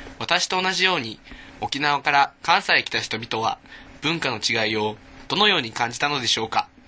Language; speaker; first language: Japanese; native; Japanese